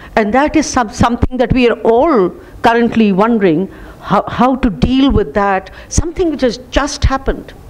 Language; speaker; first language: English; non-native, local second language; Hindi